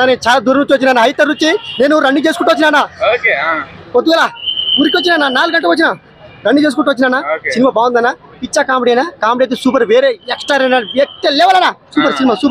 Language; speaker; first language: Telugu; native; Telugu